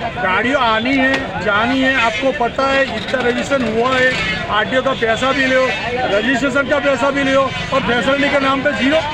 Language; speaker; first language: Hindi; non-native, local second language; Gujarati